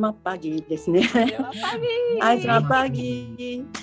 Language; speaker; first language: Indonesian; non-native, learner; Japanese